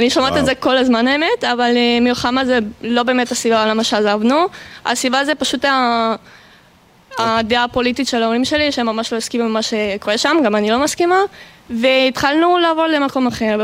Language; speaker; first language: Hebrew; non-native, fluent; Russian